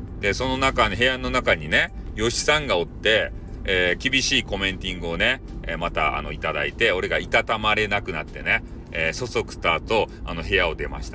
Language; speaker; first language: Japanese; native; Japanese